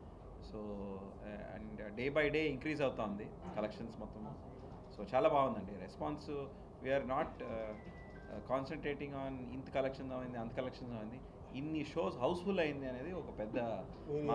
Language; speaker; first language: Telugu; native; Telugu